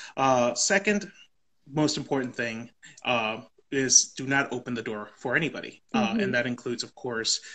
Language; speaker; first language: English; native; English